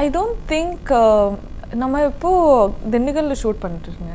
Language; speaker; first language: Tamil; non-native, learner; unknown